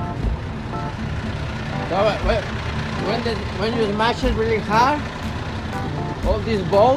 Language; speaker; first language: English; non-native, fluent; Spanish